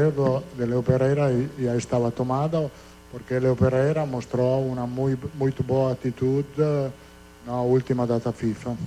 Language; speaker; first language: Portuguese; non-native, fluent; Italian